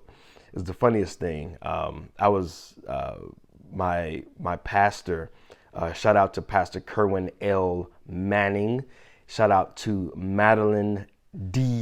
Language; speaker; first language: English; native; English